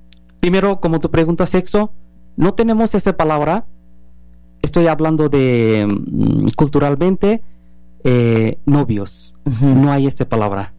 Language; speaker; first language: Spanish; non-native, learner; Bangla